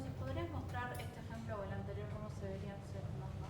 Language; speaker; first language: Spanish; native; Spanish